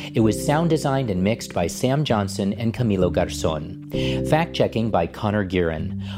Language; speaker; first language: English; native; English